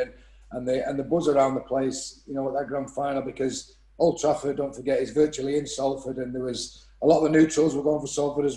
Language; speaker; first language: English; native; English